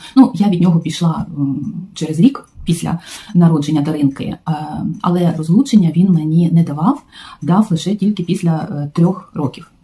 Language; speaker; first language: Ukrainian; non-native, local second language; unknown